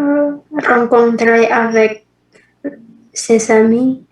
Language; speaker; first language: French; non-native, learner; Indonesian